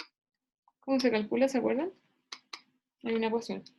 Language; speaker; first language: Spanish; native; Spanish